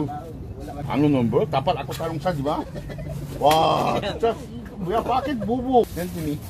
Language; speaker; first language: Filipino; non-native, fluent; Korean